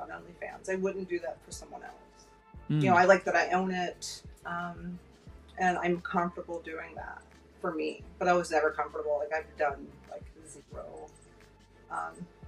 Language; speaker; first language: English; native; English